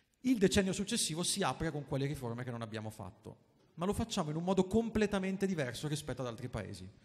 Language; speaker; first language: Italian; native; Italian